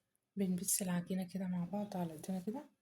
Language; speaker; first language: Arabic; native; Arabic